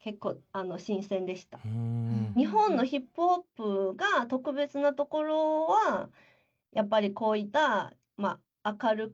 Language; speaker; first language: Japanese; non-native, fluent; Chinese